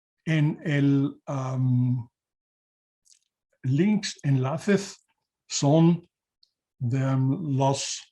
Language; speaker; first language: Spanish; non-native, learner; German